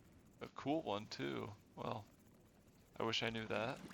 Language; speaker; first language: English; native; English